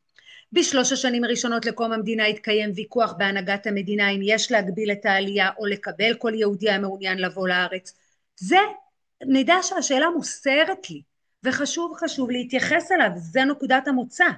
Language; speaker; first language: Hebrew; native; Hebrew